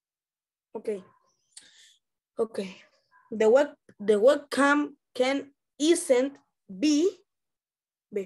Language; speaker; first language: English; non-native, learner; Spanish